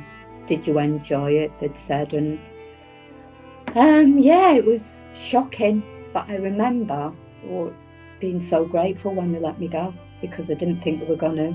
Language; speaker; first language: English; native; English